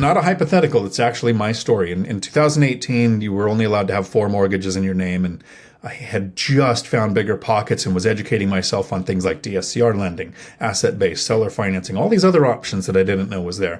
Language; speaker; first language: English; native; English